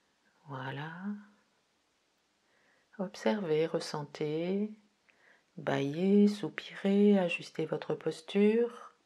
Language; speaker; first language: French; native; French